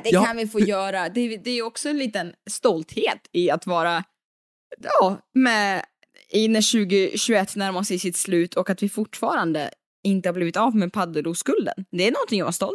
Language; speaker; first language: Swedish; native; Swedish